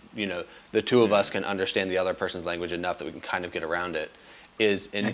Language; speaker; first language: English; native; English